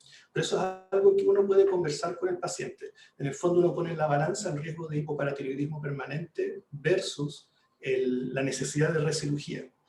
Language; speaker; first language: Spanish; native; Spanish